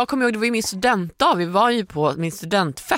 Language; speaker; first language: Swedish; native; Swedish